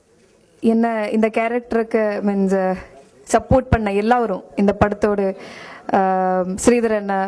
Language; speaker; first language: Tamil; non-native, fluent; Malayalam